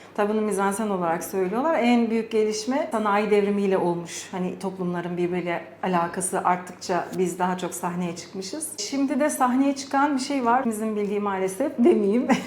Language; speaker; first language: Turkish; early bilingual, heritage; Turkish